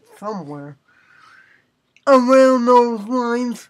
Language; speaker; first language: English; native; English